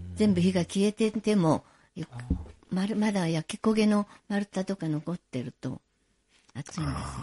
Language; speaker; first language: Japanese; native; Japanese